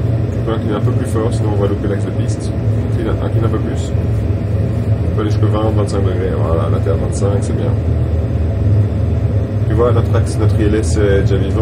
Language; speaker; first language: French; native; French